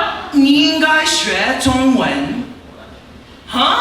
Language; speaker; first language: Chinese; early bilingual, heritage; Chinese